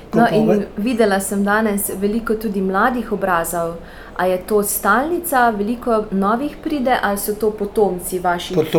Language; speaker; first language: Slovenian; native; Slovenian